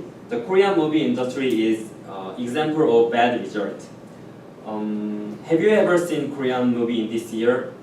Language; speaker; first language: English; non-native, learner; Korean